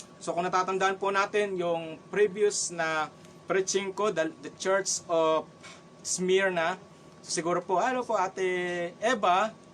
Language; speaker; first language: Filipino; non-native, local second language; Cebuano